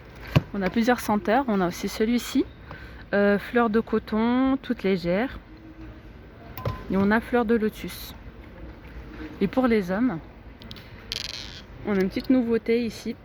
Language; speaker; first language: French; native; French